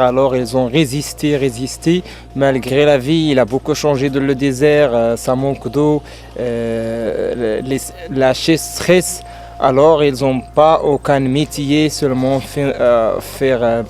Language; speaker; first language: French; non-native, learner; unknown